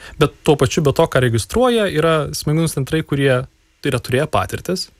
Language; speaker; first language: Lithuanian; native; Lithuanian